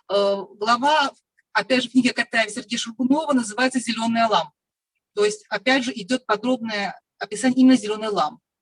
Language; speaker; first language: Russian; native; Russian